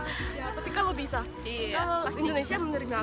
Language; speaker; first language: Indonesian; non-native, learner; Korean